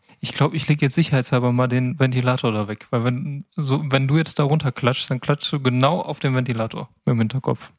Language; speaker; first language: German; native; German